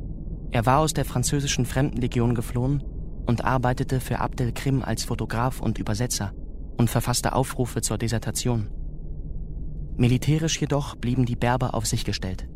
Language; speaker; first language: German; native; German